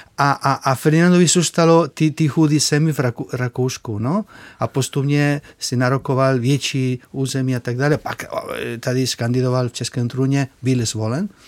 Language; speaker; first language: Czech; non-native, fluent; Spanish